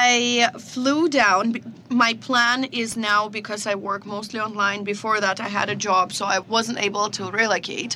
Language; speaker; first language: English; non-native, fluent; Russian